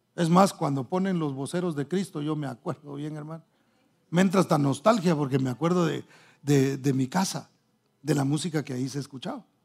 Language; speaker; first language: Spanish; early bilingual, heritage; Spanish